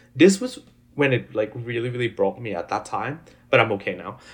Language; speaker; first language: English; non-native, fluent; Thai